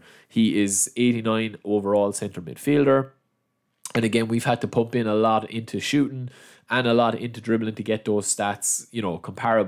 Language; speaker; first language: English; native; English